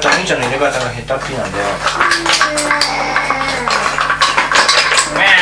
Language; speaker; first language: Japanese; native; Japanese